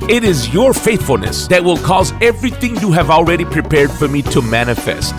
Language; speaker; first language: English; early bilingual, other home language; Spanish